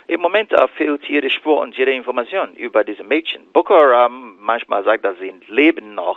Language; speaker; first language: German; non-native, fluent; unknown